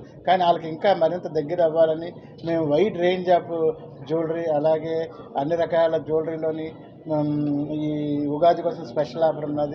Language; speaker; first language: Telugu; native; Telugu